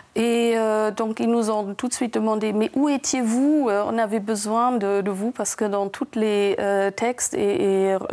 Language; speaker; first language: French; non-native, fluent; German